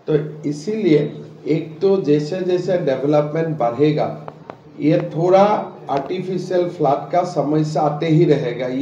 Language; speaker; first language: Hindi; non-native, local second language; Assamese